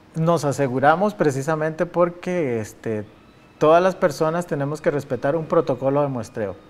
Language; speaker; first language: Spanish; native; Spanish